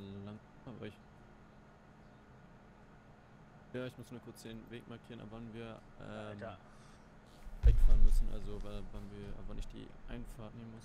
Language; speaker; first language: German; native; German